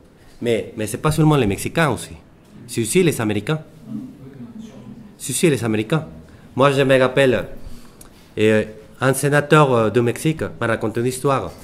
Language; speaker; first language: French; non-native, fluent; Spanish